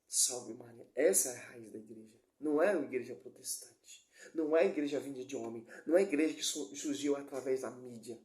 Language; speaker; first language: Portuguese; native; Portuguese